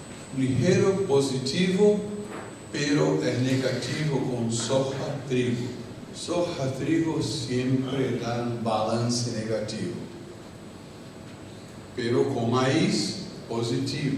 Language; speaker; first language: Spanish; non-native, fluent; Portuguese